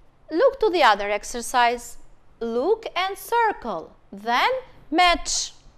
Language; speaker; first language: English; non-native, fluent; Albanian